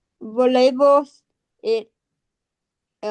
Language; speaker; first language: English; non-native, learner; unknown